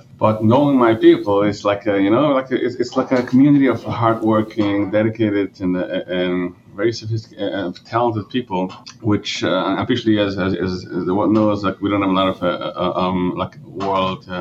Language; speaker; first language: English; early bilingual, other home language; Yiddish